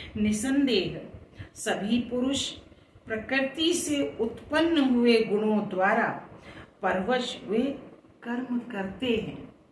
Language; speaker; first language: Hindi; native; Hindi